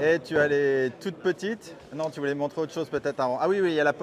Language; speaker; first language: French; native; French